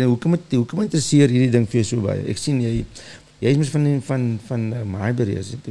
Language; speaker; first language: Afrikaans; early bilingual, heritage; Afrikaans